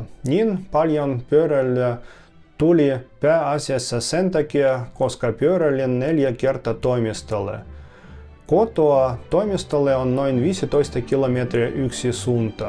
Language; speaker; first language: Finnish; non-native, fluent; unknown